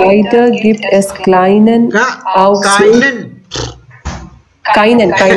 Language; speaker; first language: German; non-native, learner; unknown